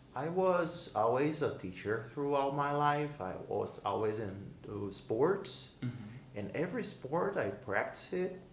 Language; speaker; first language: English; non-native, fluent; Portuguese